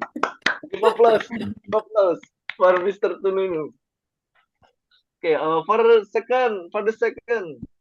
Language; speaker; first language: English; non-native, learner; Indonesian